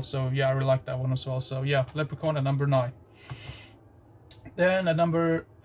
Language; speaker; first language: English; non-native, fluent; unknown